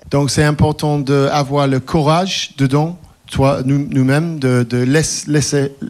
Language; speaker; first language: French; non-native, fluent; English